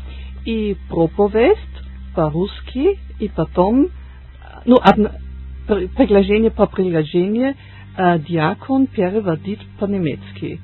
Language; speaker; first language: Russian; non-native, learner; German